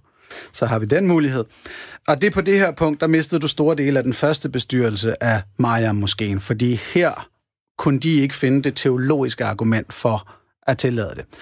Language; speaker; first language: Danish; native; Danish